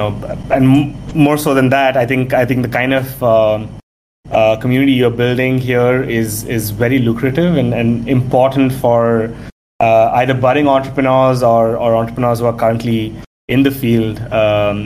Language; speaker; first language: English; non-native, local second language; Tamil